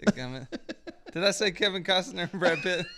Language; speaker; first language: English; native; English